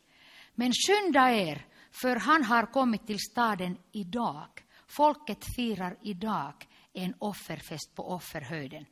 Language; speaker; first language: Swedish; non-native, local second language; Finnish